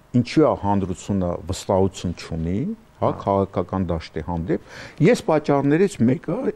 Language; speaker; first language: Armenian; native; Armenian